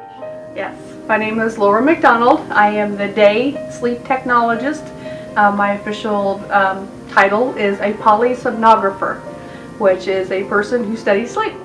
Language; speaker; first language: English; native; English